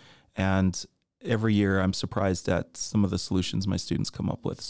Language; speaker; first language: English; native; English